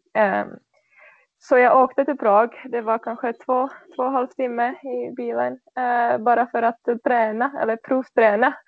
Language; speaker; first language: Swedish; non-native, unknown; Czech